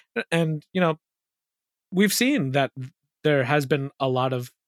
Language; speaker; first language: English; early bilingual, other home language; Urdu